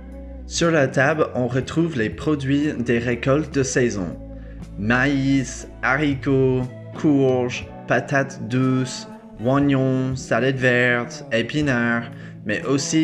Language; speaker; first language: French; non-native, fluent; English